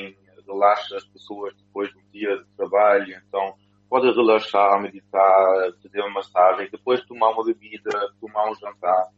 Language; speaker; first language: Portuguese; non-native, fluent; German